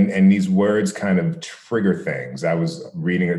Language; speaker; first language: English; native; English